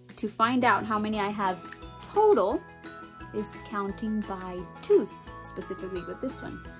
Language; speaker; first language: English; early bilingual, other home language; Spanish